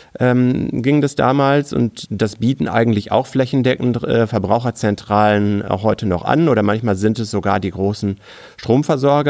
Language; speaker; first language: German; native; German